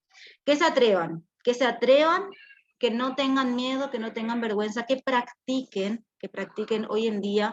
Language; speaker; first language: Spanish; native; Spanish